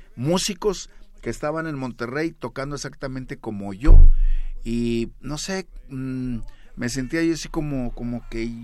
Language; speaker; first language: Spanish; native; Spanish